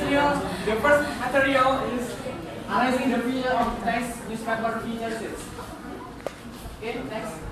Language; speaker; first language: English; non-native, learner; Indonesian